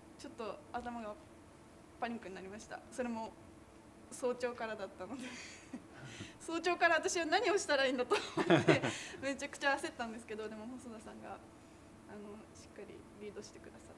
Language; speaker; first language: Japanese; native; Japanese